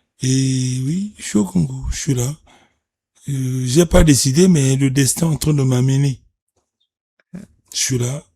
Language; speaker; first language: French; non-native, local second language; Lingala